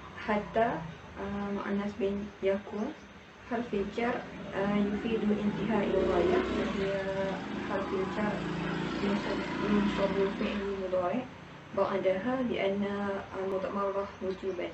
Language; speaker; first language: Arabic; non-native, learner; Malay